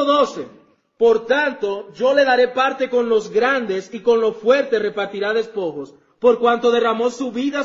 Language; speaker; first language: Spanish; native; Spanish